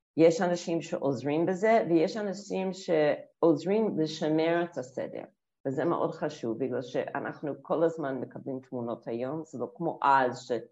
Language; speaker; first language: Hebrew; non-native, fluent; English